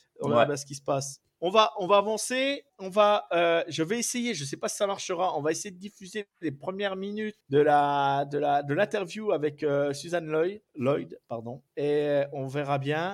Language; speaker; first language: French; native; French